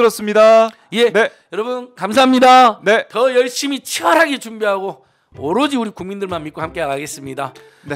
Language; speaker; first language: Korean; native; Korean